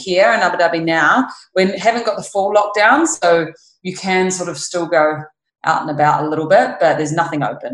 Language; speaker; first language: English; native; English